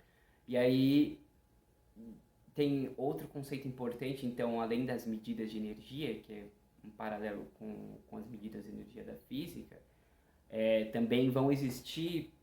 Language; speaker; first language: Portuguese; native; Portuguese